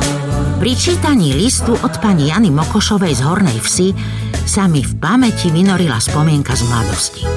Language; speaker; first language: Slovak; native; Slovak